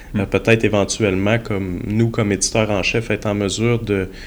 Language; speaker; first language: French; native; French